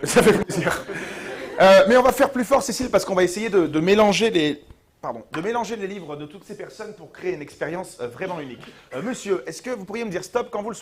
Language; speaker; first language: French; native; French